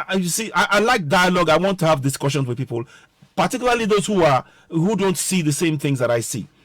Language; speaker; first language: English; non-native, local second language; Yoruba